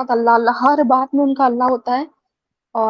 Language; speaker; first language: Hindi; native; Hindi